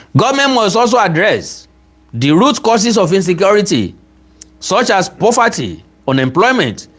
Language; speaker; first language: English; non-native, local second language; Yoruba